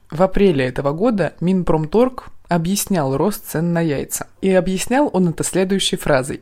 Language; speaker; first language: Russian; native; Russian